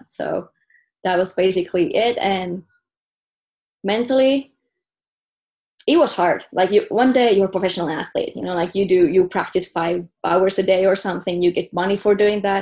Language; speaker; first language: English; non-native, fluent; Finnish